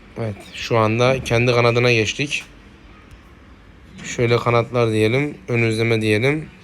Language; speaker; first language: Turkish; native; Turkish